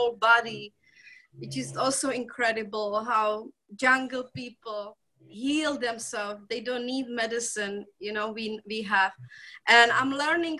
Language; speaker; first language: English; non-native, fluent; Czech